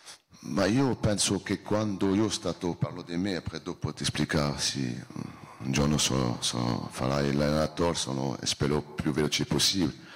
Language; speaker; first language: Italian; non-native, learner; French